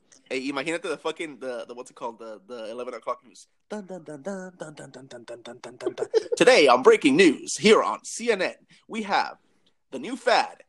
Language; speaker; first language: English; early bilingual, other home language; Spanish